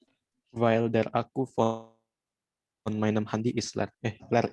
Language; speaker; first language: German; non-native, learner; Indonesian